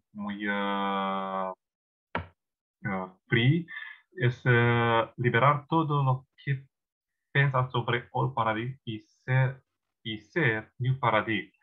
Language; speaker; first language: Spanish; non-native, learner; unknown